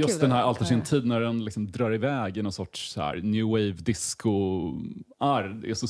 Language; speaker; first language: Swedish; native; Swedish